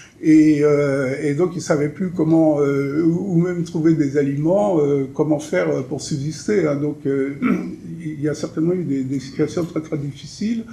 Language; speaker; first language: French; native; French